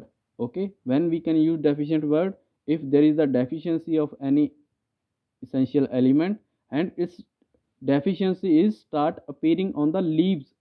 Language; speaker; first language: English; non-native, local second language; Punjabi